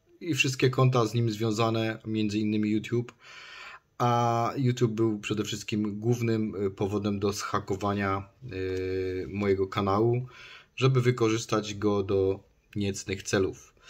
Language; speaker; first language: Polish; native; Polish